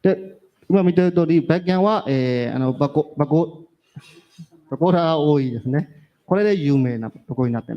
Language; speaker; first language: Japanese; non-native, learner; Burmese